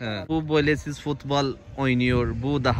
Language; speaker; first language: Turkish; non-native, learner; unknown